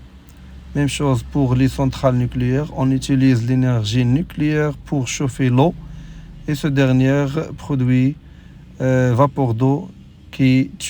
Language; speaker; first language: French; non-native, local second language; Arabic